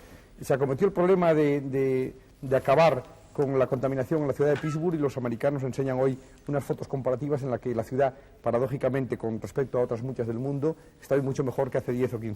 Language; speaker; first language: Spanish; native; Spanish